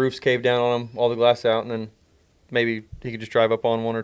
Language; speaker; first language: English; native; English